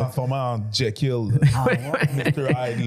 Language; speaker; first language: French; native; French